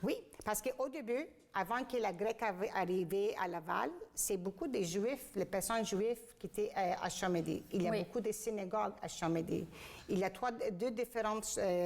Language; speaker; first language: French; non-native, fluent; Greek